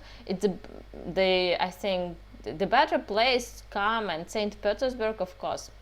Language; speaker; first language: English; non-native, fluent; Russian